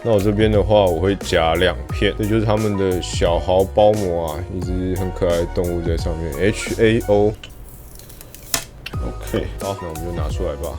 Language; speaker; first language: Chinese; native; Chinese